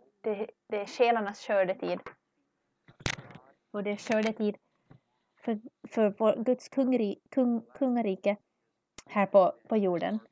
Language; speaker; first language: Swedish; non-native, learner; English